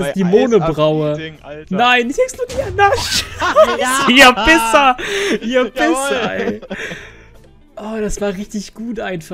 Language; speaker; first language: German; native; German